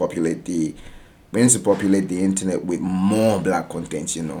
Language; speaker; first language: English; non-native, local second language; Yoruba